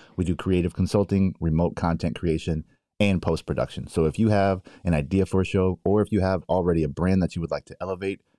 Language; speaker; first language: English; native; English